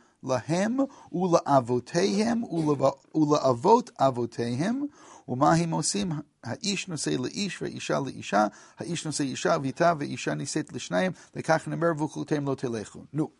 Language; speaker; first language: Hebrew; non-native, fluent; English